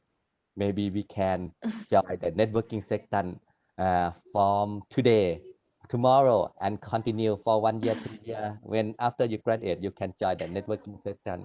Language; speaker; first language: English; non-native, learner; Thai